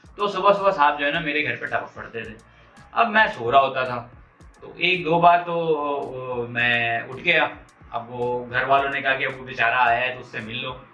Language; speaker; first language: Urdu; non-native, local second language; Punjabi